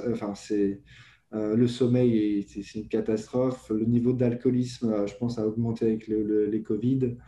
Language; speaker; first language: French; native; French